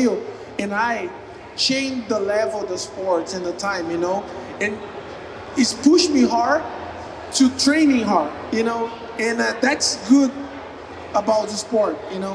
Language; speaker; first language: English; non-native, learner; Portuguese